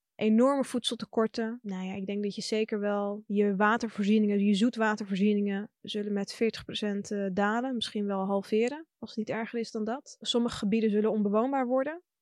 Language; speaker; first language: Dutch; early bilingual, other home language; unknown